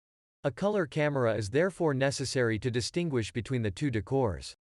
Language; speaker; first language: English; non-native, fluent; German